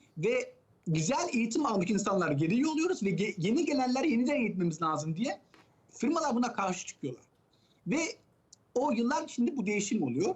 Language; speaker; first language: Turkish; early bilingual, heritage; Turkish